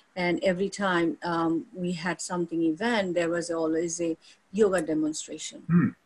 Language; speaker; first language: English; non-native, local second language; Bangla